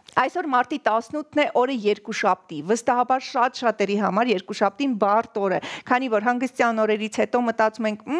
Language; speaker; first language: Armenian; native; Armenian